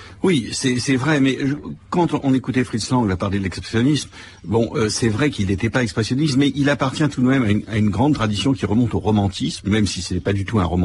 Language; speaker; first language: French; native; French